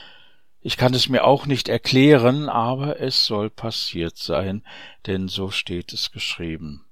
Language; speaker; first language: German; native; German